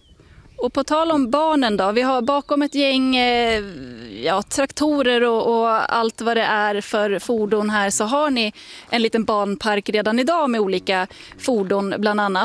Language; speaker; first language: Swedish; native; Swedish